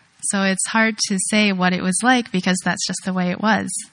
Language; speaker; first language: English; early bilingual, other home language; Chinese